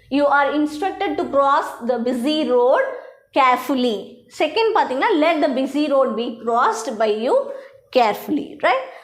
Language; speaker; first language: English; non-native, local second language; Tamil